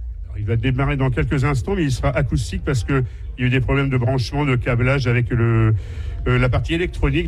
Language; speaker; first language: French; native; French